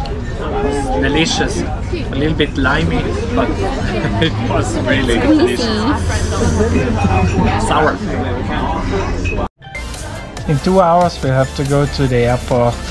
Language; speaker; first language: English; non-native, fluent; German